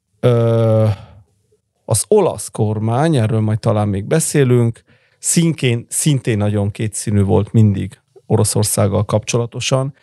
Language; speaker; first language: Hungarian; early bilingual, heritage; Italian